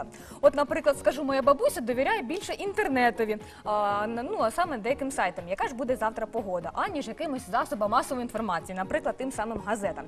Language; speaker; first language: Ukrainian; native; Ukrainian